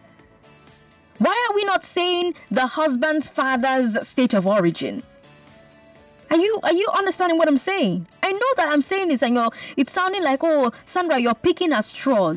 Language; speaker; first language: English; non-native, local second language; Igbo